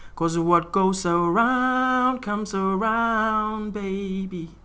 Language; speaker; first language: English; non-native, local second language; Akan